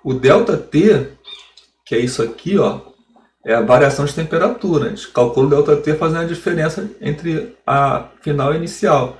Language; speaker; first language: Portuguese; native; Portuguese